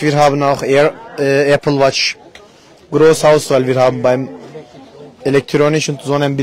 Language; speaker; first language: German; non-native, fluent; Turkish